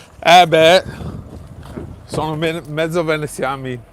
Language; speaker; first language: Italian; non-native, fluent; English